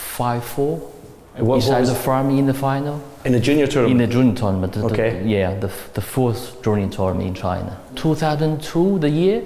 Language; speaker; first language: English; non-native, learner; Chinese